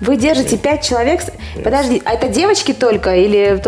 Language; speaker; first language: Russian; native; Russian